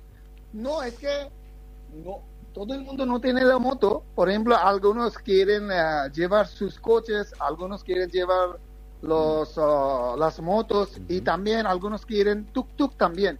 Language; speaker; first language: Spanish; non-native, fluent; Bangla